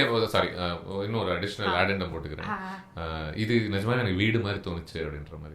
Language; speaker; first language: Tamil; native; Tamil